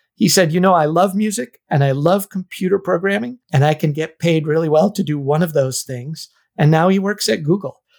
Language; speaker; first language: English; native; English